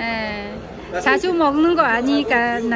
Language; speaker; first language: Korean; non-native, learner; Vietnamese